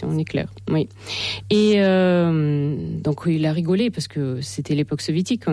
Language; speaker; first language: French; non-native, fluent; Russian